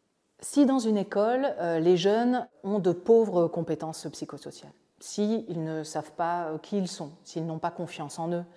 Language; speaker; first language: French; native; French